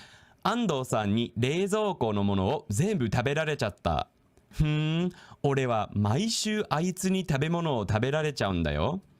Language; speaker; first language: Japanese; non-native, learner; English